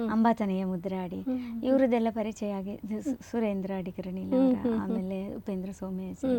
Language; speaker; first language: Kannada; native; Kannada